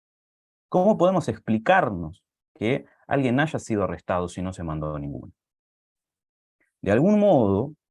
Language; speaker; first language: Spanish; native; Spanish